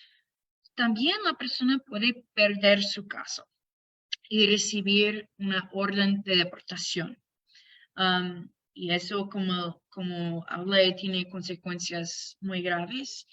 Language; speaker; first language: Spanish; non-native, fluent; English